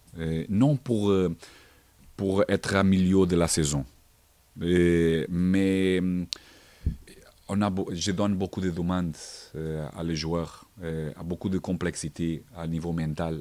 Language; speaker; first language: French; non-native, fluent; Portuguese